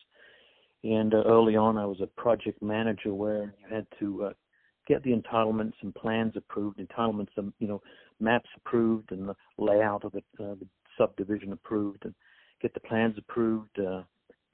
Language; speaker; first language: English; native; English